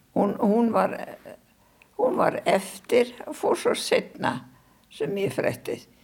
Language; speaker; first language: Icelandic; non-native, fluent; German